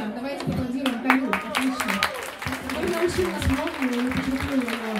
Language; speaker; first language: Russian; native; Russian